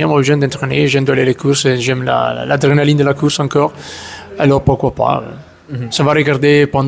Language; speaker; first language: French; non-native, learner; Italian